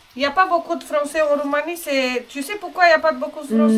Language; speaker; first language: French; non-native, fluent; Romanian